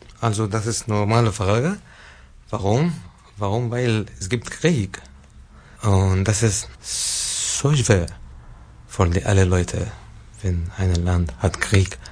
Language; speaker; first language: German; non-native, learner; Arabic